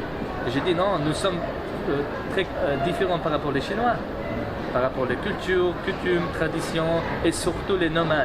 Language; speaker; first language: French; non-native, fluent; Mongolian